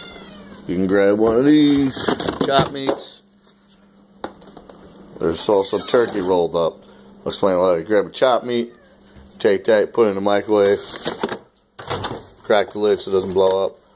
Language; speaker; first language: English; native; English